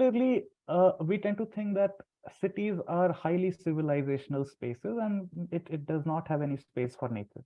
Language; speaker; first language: English; non-native, local second language; Hindi